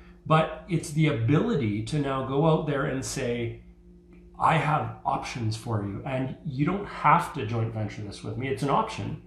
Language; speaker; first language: English; native; English